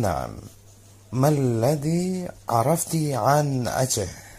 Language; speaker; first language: Arabic; non-native, learner; Indonesian